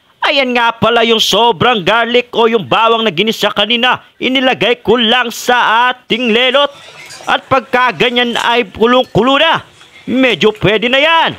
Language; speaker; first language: Filipino; non-native, local second language; Pampanga